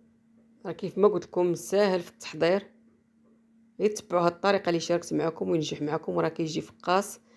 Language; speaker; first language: Arabic; native; Arabic